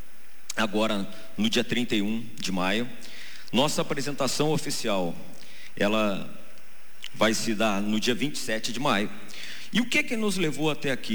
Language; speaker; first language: Portuguese; native; Portuguese